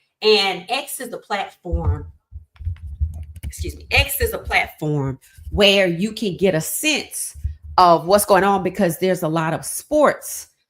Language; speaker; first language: English; native; English